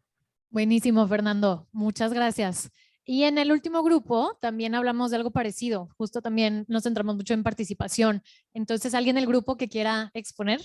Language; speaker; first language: Spanish; native; Spanish